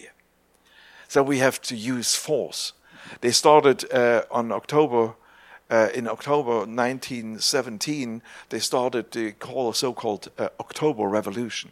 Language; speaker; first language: English; non-native, fluent; German